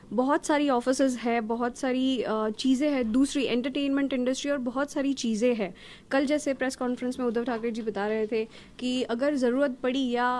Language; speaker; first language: Hindi; non-native, local second language; Gujarati